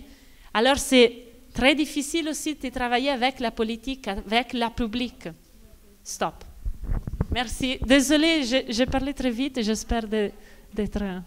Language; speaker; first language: French; non-native, fluent; Italian